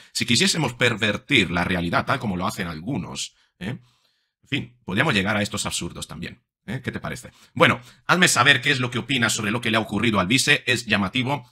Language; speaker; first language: Spanish; non-native, fluent; Italian